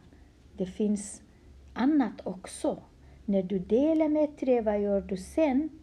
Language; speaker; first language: Swedish; non-native, fluent; Central Kurdish